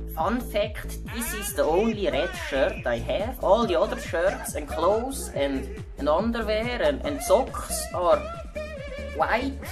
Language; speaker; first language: English; non-native, learner; Swiss German